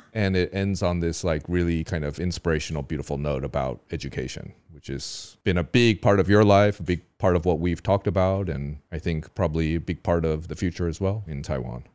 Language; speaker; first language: English; native; English